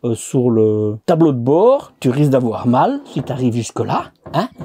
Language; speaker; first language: French; native; French